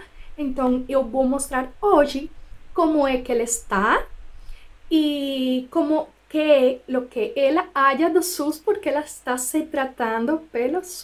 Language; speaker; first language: Portuguese; non-native, fluent; Spanish